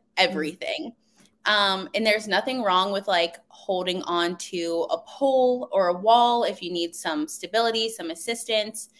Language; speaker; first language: English; native; English